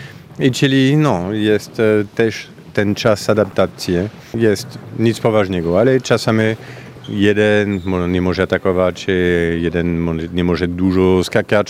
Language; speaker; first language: Polish; non-native, fluent; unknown